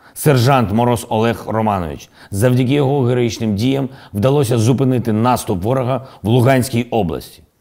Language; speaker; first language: Ukrainian; non-native, local second language; Russian